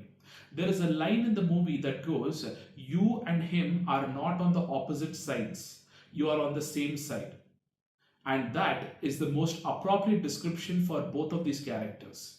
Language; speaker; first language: English; non-native, local second language; Tamil